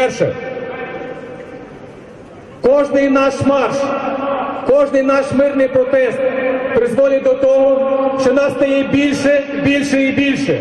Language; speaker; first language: Ukrainian; native; Ukrainian